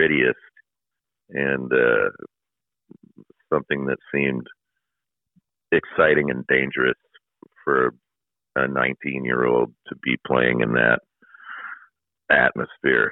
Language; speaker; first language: English; native; English